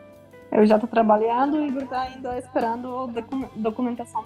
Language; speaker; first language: Portuguese; non-native, fluent; Polish